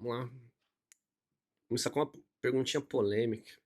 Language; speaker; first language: Portuguese; native; Portuguese